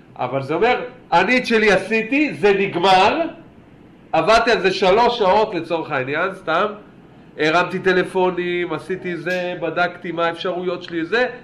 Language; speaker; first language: Hebrew; native; Hebrew